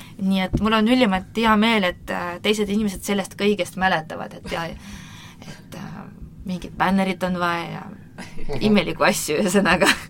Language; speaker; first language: Estonian; non-native, local second language; Russian